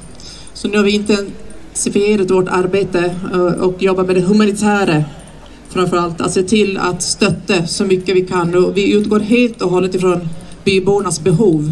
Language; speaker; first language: Swedish; native; Swedish